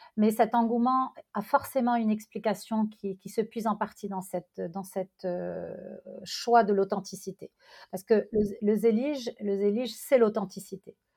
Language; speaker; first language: French; non-native, local second language; Arabic